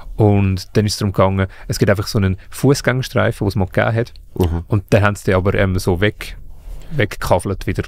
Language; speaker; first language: German; native; German